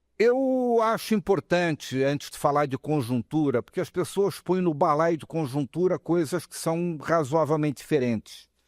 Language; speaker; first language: Portuguese; native; Portuguese